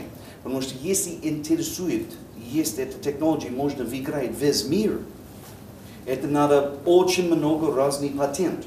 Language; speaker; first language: Russian; non-native, learner; English